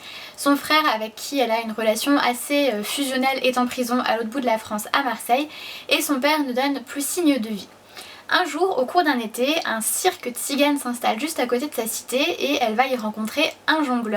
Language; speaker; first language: French; native; French